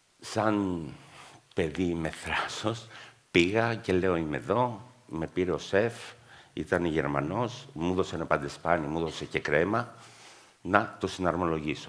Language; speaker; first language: Greek; native; Greek